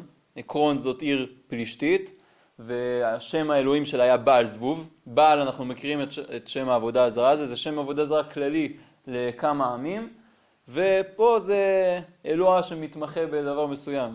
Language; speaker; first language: Hebrew; native; Hebrew